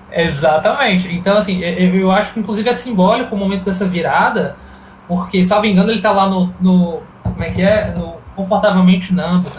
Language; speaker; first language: Portuguese; native; Portuguese